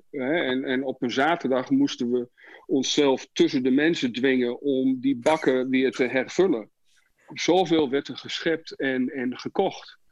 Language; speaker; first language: Dutch; native; Dutch